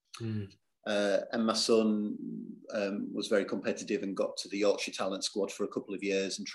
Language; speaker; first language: English; native; English